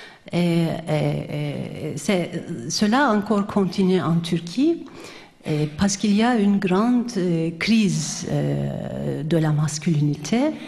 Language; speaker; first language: French; non-native, fluent; Turkish